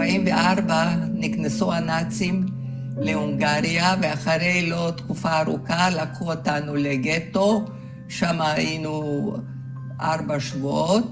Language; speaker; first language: Hebrew; non-native, fluent; Hungarian